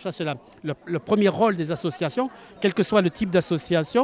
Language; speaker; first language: French; native; French